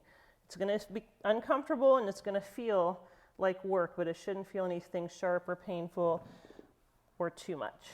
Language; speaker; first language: English; native; English